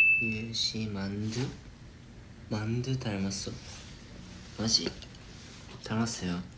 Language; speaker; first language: Korean; non-native, fluent; Japanese